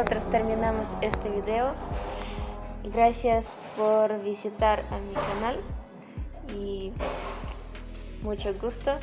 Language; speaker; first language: Spanish; non-native, learner; Ukrainian